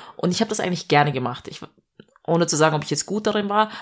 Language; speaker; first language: German; early bilingual, other home language; Malayalam